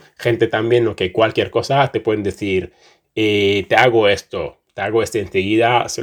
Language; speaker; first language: Spanish; non-native, fluent; Wolof